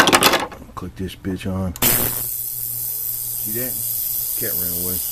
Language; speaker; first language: English; native; English